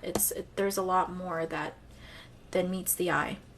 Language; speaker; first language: English; native; English